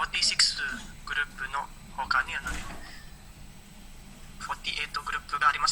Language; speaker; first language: Japanese; non-native, learner; Indonesian